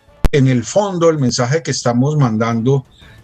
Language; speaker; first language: Spanish; native; Spanish